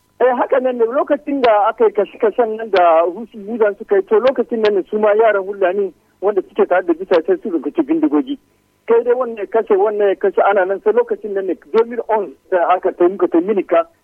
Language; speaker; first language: Hausa; non-native, local second language; Fula